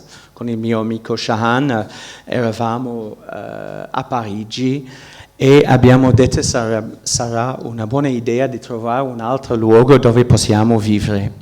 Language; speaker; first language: Italian; non-native, fluent; English